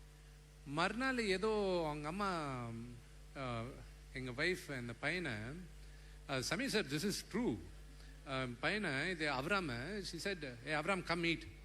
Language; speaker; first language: Tamil; non-native, local second language; Telugu